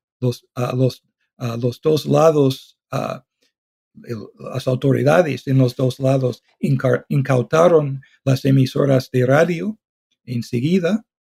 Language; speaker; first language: Spanish; non-native, fluent; English